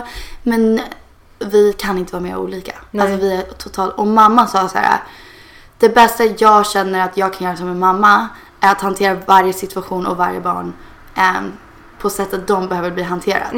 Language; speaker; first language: Swedish; early bilingual, heritage; Swedish